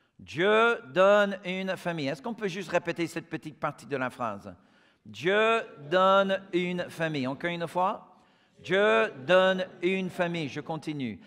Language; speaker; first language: French; non-native, fluent; English